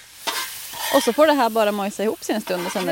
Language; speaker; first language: Swedish; native; Swedish